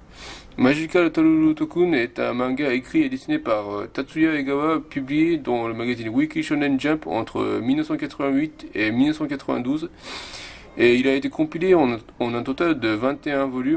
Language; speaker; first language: French; non-native, fluent; Japanese